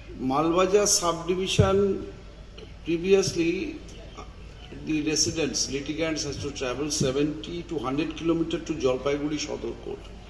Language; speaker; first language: English; non-native, local second language; Bangla